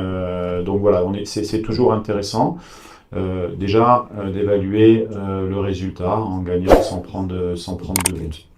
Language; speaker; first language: French; native; French